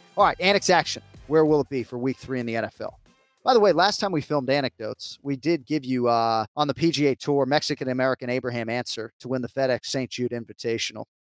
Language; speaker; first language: English; native; English